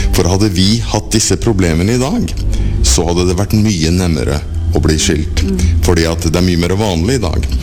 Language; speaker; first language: Norwegian; native; Norwegian